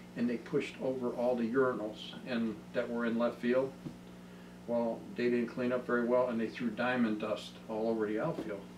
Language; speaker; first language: English; native; English